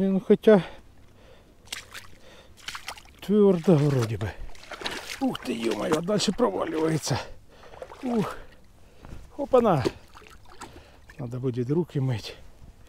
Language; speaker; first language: Russian; native; Russian